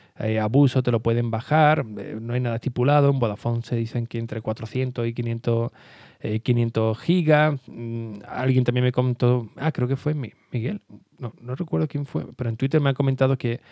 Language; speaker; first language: Spanish; native; Spanish